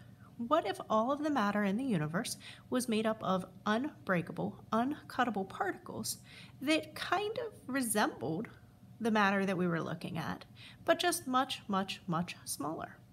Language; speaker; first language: English; native; English